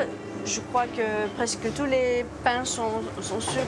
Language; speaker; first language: French; non-native, learner; Dutch